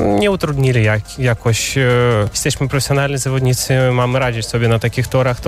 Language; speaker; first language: Polish; non-native, fluent; Russian